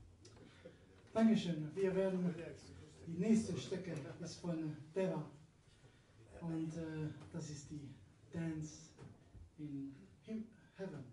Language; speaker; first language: German; non-native, learner; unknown